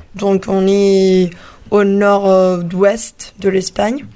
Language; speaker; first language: French; non-native, fluent; Spanish